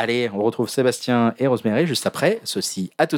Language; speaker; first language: French; native; French